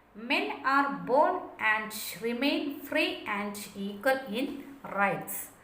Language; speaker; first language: English; non-native, local second language; Malayalam